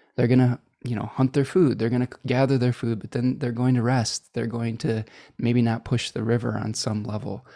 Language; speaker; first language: English; native; English